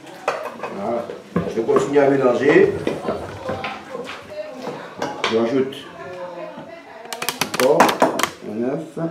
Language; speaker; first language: French; native; French